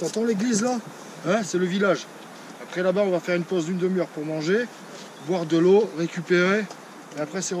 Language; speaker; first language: French; native; French